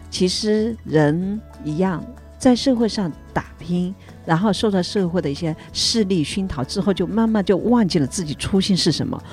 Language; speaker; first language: Chinese; native; Chinese